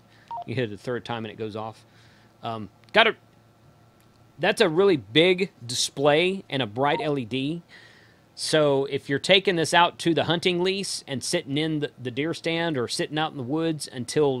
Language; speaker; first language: English; native; English